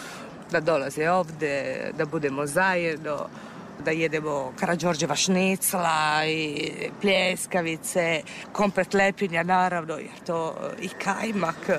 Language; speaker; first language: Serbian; non-native, fluent; Italian